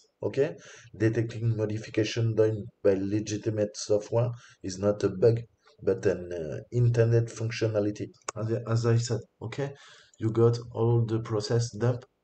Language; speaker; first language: English; non-native, fluent; French